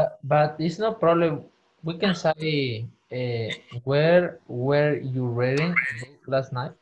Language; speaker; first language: English; non-native, learner; Spanish